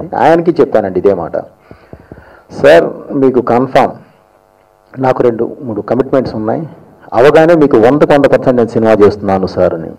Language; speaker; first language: Telugu; native; Telugu